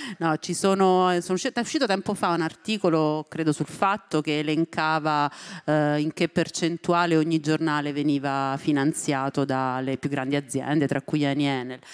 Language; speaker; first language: Italian; native; Italian